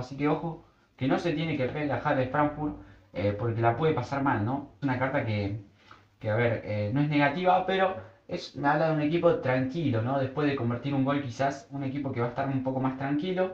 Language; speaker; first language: Spanish; native; Spanish